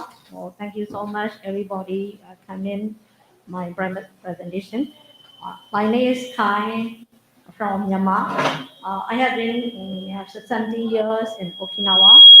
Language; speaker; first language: English; non-native, learner; Burmese